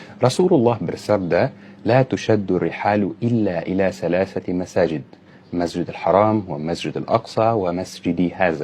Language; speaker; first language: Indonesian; non-native, fluent; Arabic